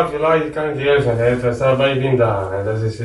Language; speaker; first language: German; non-native, learner; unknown